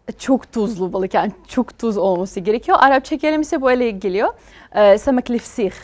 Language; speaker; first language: Turkish; non-native, fluent; Arabic